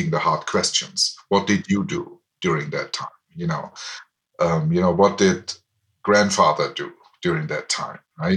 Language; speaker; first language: English; non-native, fluent; German